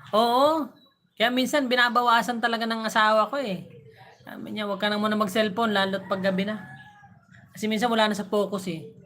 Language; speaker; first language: Filipino; non-native, local second language; Bikol